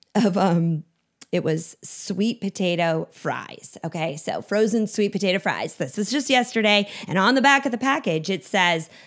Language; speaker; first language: English; native; English